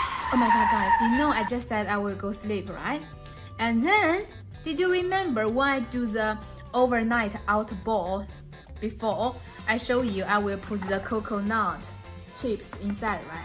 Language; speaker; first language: English; non-native, fluent; Chinese